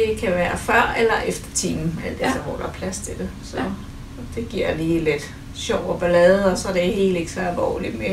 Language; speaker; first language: Danish; native; Danish